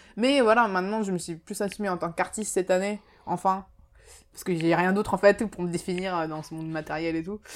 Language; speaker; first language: French; early bilingual, other home language; Japanese